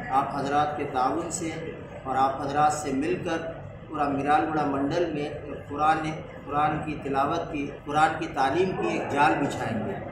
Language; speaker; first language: Hindi; non-native, local second language; Urdu